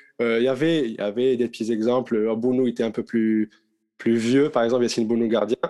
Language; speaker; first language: French; non-native, local second language; Arabic